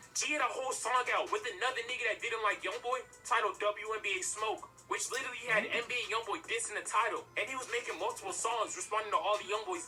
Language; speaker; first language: English; native; English